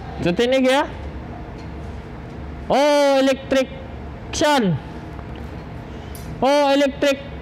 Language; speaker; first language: English; non-native, learner; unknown